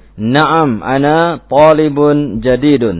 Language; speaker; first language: Arabic; non-native, learner; Indonesian